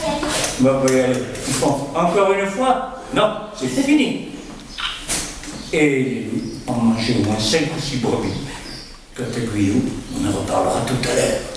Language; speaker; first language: French; native; French